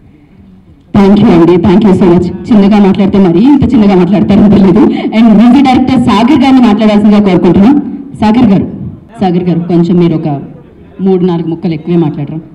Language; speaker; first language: Telugu; native; Telugu